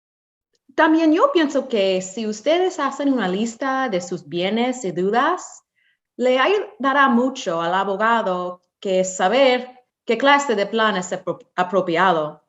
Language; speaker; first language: Spanish; non-native, learner; English